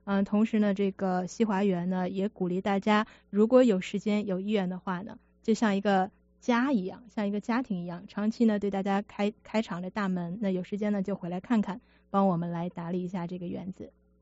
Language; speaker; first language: Chinese; native; Chinese